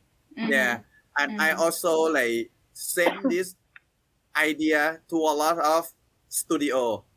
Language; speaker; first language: English; non-native, learner; Thai